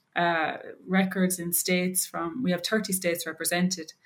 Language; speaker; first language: English; native; English